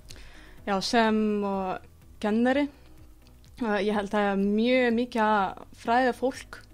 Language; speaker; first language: Icelandic; non-native, fluent; Russian